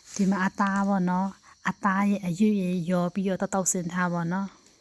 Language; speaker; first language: Burmese; non-native, local second language; Kachin